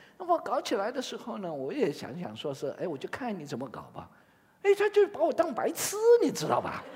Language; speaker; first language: Chinese; native; Chinese